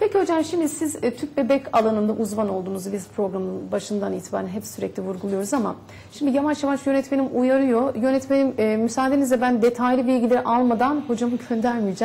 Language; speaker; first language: Turkish; native; Turkish